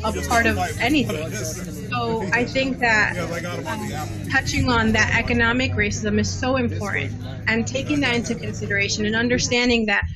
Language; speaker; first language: English; native; English